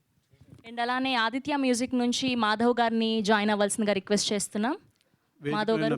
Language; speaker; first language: Telugu; native; Telugu